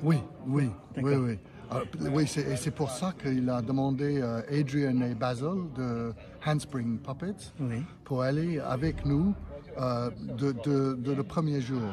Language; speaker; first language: French; non-native, fluent; English